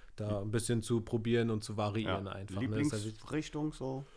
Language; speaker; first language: German; native; German